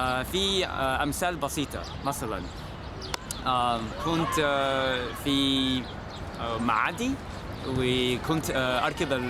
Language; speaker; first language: Arabic; non-native, fluent; English